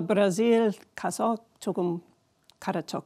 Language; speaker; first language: Korean; non-native, learner; English